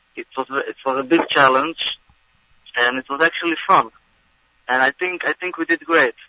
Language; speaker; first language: English; non-native, fluent; Hebrew